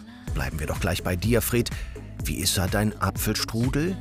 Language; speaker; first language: German; native; German